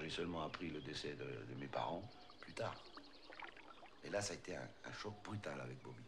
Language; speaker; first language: French; native; French